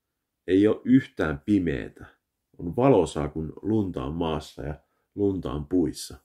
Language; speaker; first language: Finnish; early bilingual, heritage; Finnish